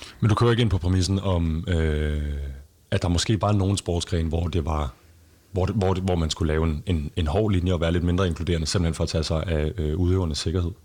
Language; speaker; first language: Danish; native; Danish